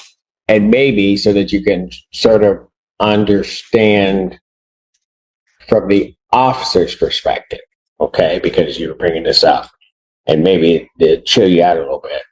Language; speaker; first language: English; native; English